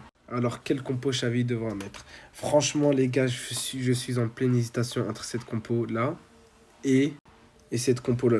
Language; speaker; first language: French; native; French